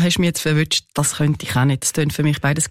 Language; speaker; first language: German; native; German